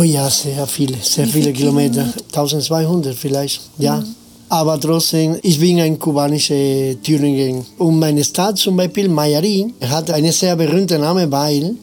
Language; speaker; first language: German; non-native, fluent; Spanish